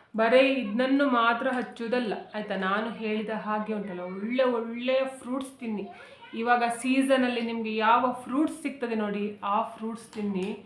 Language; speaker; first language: Kannada; non-native, local second language; Konkani